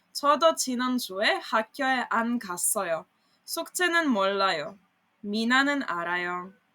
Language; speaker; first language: Korean; non-native, fluent; Serbian